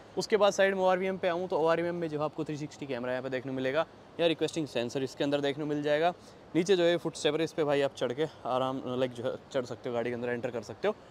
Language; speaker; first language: Hindi; native; Hindi